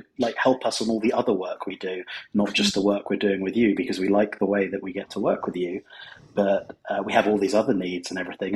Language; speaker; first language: English; native; English